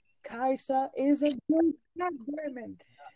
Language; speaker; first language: English; non-native, fluent; Greek